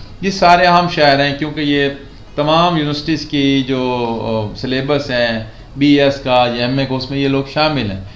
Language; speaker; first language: Urdu; non-native, local second language; Punjabi